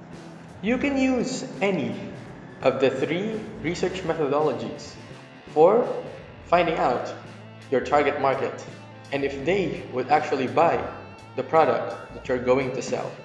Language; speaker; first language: English; non-native, local second language; Filipino